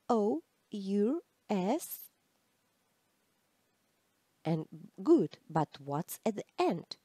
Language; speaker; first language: English; non-native, fluent; Russian